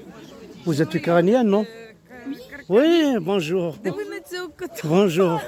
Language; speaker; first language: French; non-native, local second language; Arabic